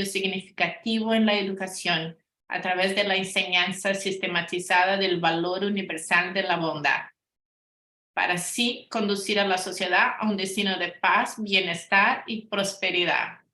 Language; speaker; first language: Spanish; non-native, fluent; Portuguese